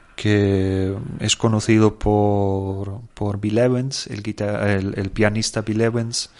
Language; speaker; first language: Spanish; non-native, fluent; German